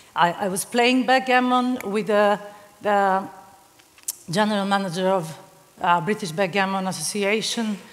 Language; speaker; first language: English; non-native, fluent; Serbian